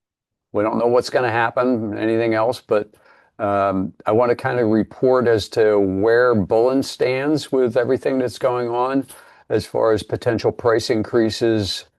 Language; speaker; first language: English; native; English